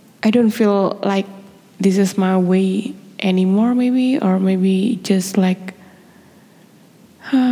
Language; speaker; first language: English; non-native, learner; Indonesian